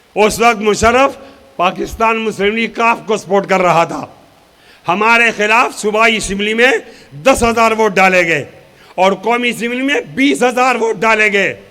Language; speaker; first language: Urdu; non-native, local second language; Pashto